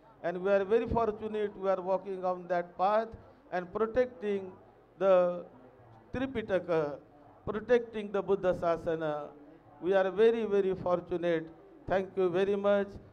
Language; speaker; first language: English; non-native, local second language; Hindi